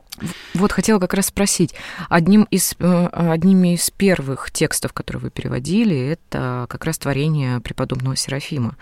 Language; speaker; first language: Russian; native; Russian